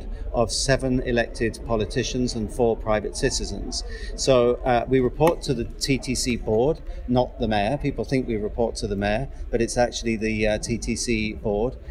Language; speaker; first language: English; native; English